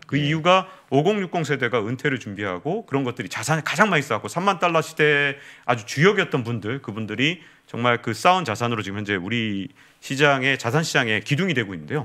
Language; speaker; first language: Korean; native; Korean